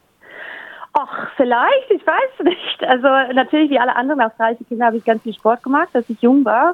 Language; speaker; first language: German; native; German